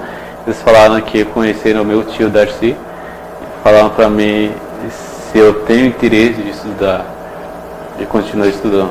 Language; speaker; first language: Portuguese; non-native, local second language; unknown